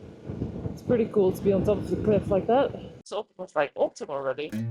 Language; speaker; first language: English; non-native, fluent; Dutch